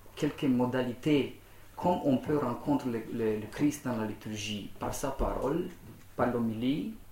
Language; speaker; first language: French; non-native, learner; Romanian